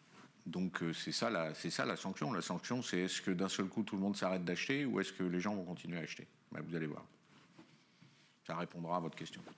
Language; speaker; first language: French; native; French